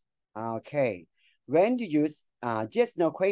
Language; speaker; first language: English; non-native, fluent; Thai